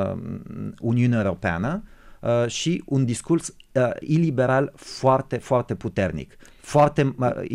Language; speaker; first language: Romanian; non-native, fluent; Bulgarian